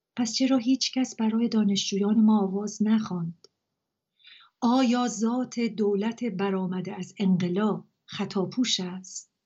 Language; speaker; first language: Persian; native; Persian